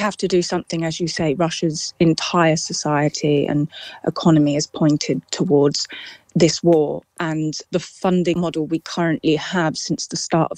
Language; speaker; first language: English; native; English